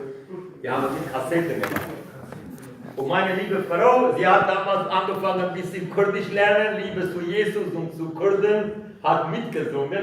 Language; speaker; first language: German; non-native, fluent; Kurdish